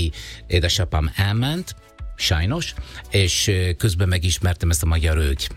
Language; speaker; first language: Hungarian; non-native, learner; Italian